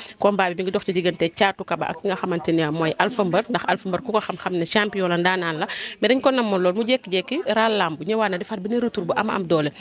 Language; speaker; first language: Wolof; native; Wolof